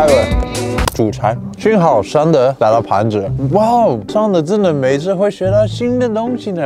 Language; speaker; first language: Chinese; non-native, fluent; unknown